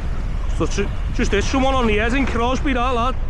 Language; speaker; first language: English; native; English